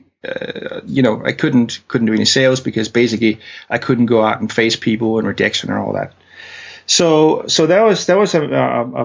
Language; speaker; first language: English; non-native, fluent; Danish